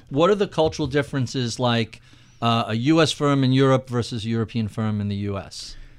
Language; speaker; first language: English; native; English